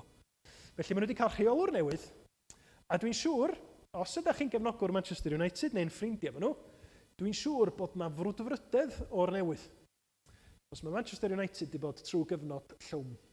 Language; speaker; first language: Welsh; native; Welsh